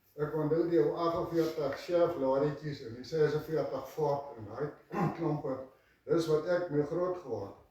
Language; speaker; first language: Afrikaans; native; Afrikaans